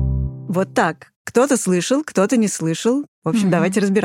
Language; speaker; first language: Russian; native; Russian